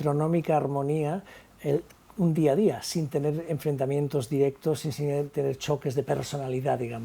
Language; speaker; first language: Spanish; native; Spanish